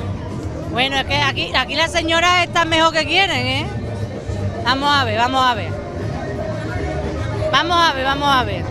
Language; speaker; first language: Spanish; native; Spanish